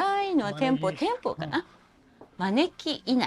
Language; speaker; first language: Japanese; native; Japanese